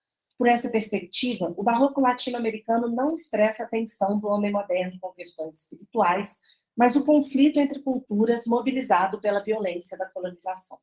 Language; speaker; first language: Portuguese; native; Portuguese